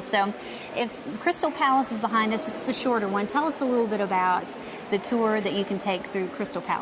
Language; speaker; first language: English; native; English